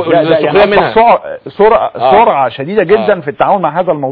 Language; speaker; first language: Arabic; native; Arabic